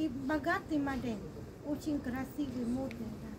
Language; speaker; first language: Russian; non-native, learner; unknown